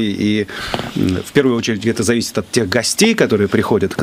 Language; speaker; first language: Russian; native; Russian